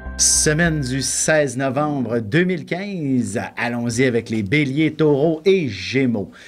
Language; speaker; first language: French; native; French